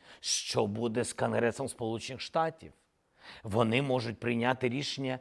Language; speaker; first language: Ukrainian; non-native, local second language; Russian